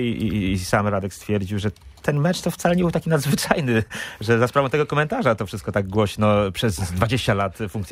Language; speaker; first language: Polish; native; Polish